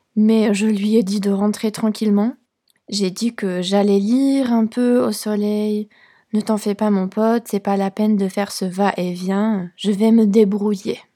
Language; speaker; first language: French; non-native, fluent; Polish